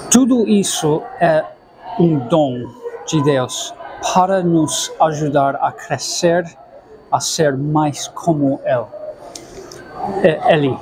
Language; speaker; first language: Portuguese; non-native, fluent; English